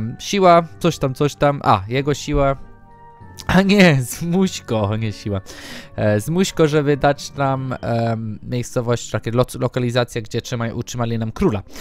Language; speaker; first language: Polish; early bilingual, heritage; Polish